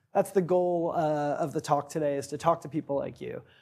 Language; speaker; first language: English; native; English